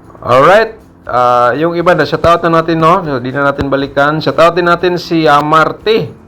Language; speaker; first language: Filipino; non-native, local second language; Cebuano